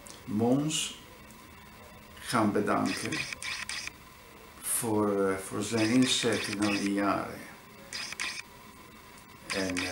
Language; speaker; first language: Dutch; non-native, fluent; Italian